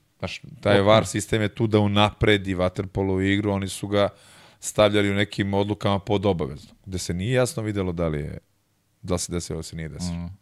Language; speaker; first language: Serbian; native; Serbian